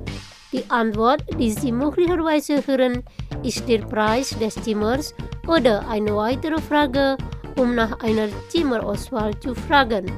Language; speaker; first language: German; non-native, fluent; Indonesian